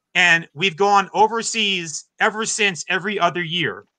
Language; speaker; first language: English; native; English